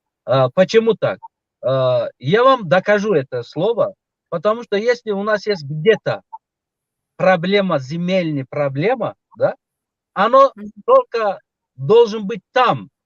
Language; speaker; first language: Russian; non-native, local second language; Tajik